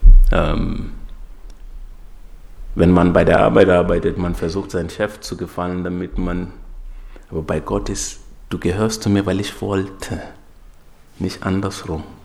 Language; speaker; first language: German; non-native, fluent; Swahili